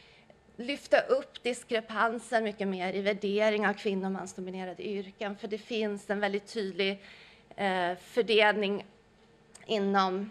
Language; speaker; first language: Swedish; native; Swedish